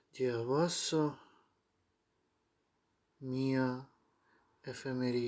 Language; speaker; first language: Greek; non-native, learner; Ukrainian